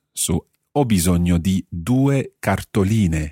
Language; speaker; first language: Italian; non-native, fluent; English